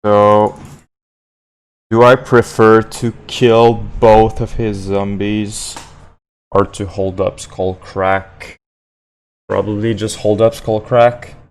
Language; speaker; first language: English; non-native, fluent; French